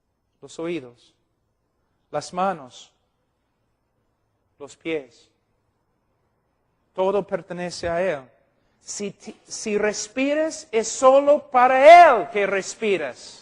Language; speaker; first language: Spanish; non-native, fluent; English